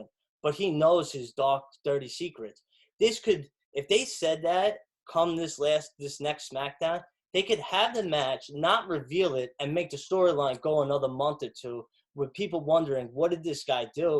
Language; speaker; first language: English; native; English